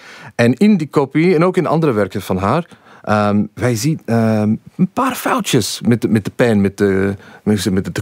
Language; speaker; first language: Dutch; non-native, fluent; English